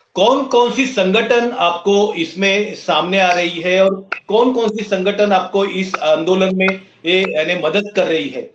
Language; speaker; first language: Hindi; non-native, local second language; Marathi